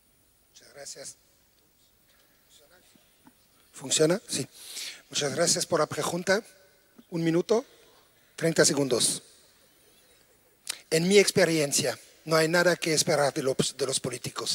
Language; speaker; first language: Spanish; non-native, fluent; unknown